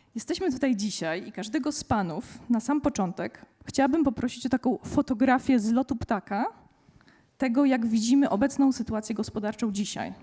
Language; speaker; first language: Polish; native; Polish